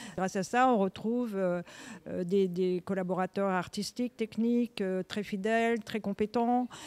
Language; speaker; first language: French; native; French